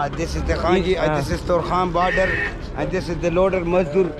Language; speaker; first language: English; non-native, learner; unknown